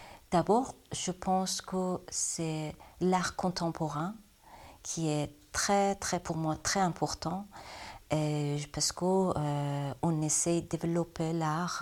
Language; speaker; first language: French; non-native, learner; Persian